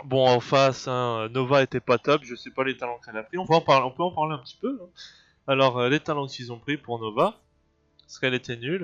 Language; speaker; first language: French; native; French